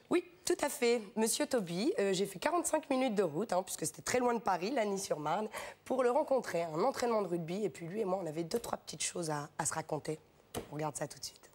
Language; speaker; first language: French; native; French